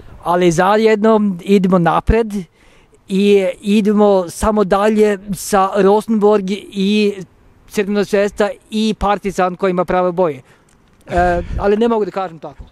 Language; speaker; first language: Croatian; non-native, learner; Norwegian